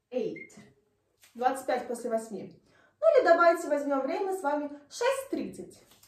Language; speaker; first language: Russian; native; Russian